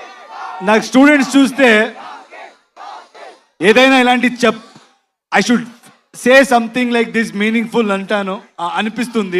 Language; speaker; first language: Telugu; non-native, local second language; Kannada